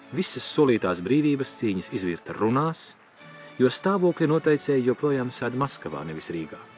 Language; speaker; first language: Latvian; native; Latvian